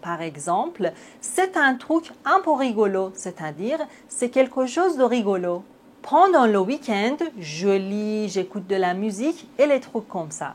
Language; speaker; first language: French; native; French